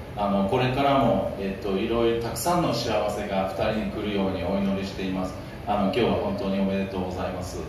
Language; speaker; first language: Japanese; native; Japanese